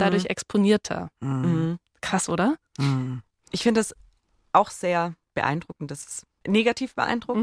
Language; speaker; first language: German; native; German